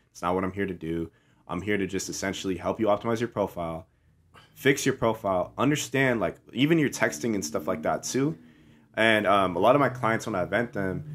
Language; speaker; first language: English; native; English